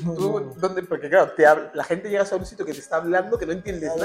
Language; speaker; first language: Spanish; native; Spanish